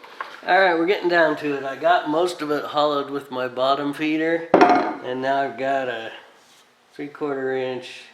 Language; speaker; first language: English; native; English